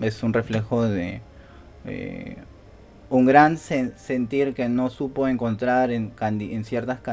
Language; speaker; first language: Spanish; native; Spanish